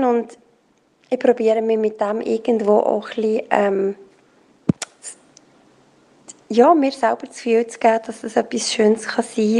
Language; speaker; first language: German; native; German